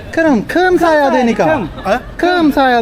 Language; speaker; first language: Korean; non-native, learner; Sinhala